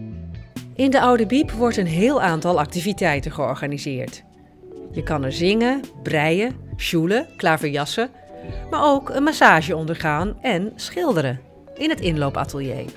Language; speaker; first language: Dutch; native; Dutch